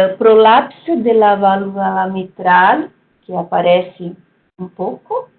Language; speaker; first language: Spanish; non-native, fluent; Portuguese